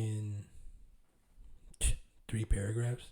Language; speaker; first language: English; native; English